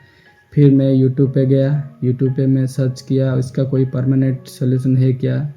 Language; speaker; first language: Hindi; non-native, local second language; Odia